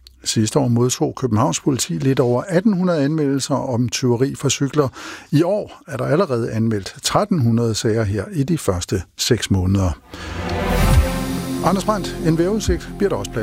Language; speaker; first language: Danish; native; Danish